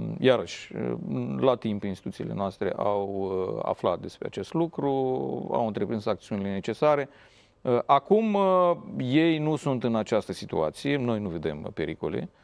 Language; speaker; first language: Romanian; native; Romanian